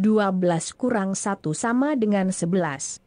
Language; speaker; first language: Indonesian; non-native, learner; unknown